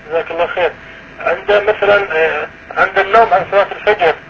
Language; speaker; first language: Arabic; native; Arabic